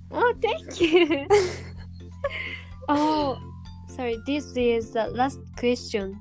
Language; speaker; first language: English; non-native, learner; Japanese